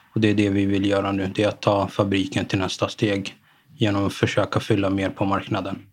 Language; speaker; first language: Swedish; early bilingual, other home language; Arabic